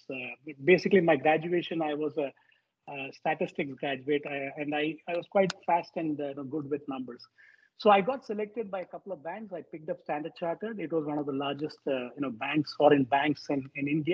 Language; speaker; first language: English; non-native, local second language; Tamil